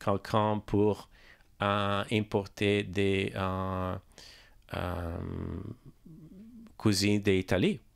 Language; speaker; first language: French; non-native, learner; Italian